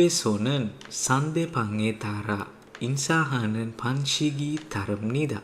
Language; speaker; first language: Korean; non-native, learner; Sinhala